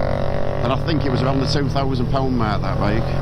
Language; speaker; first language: English; native; English